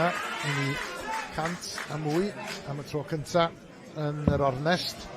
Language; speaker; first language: Welsh; native; Welsh